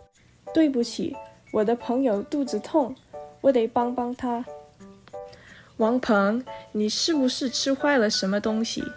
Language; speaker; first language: Chinese; non-native, learner; English